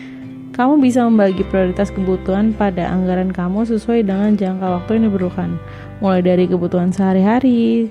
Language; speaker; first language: Indonesian; native; Indonesian